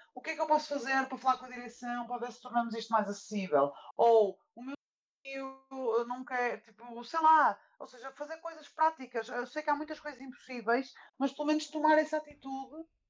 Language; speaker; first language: Portuguese; native; Portuguese